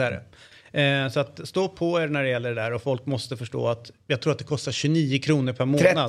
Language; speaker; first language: Swedish; native; Swedish